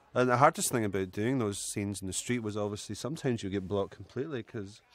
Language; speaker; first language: English; native; English